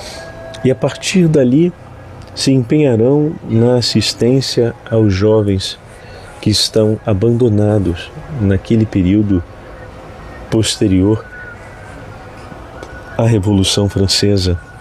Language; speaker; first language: Portuguese; native; Portuguese